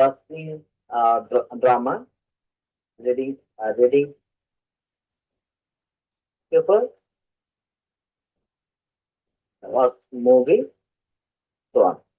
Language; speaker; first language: English; non-native, learner; Bangla